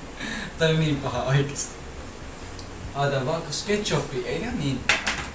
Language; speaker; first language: Finnish; early bilingual, other home language; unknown